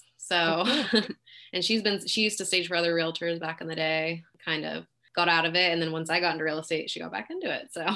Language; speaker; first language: English; native; English